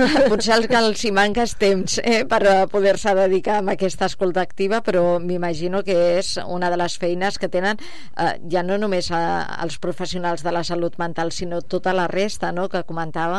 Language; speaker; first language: Catalan; native; Catalan